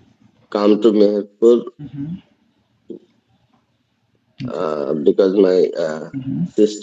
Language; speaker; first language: English; non-native, learner; Bangla